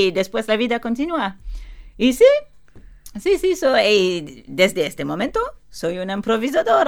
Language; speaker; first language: Spanish; non-native, learner; French